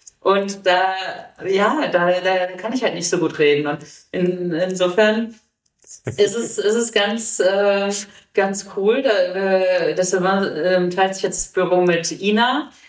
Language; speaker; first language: German; native; German